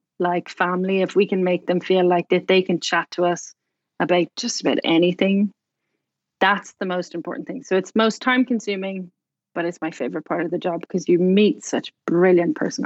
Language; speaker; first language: English; native; English